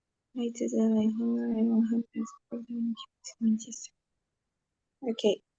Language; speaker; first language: English; non-native, learner; Spanish